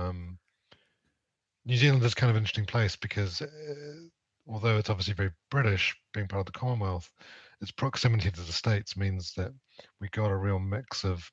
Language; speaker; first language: English; native; English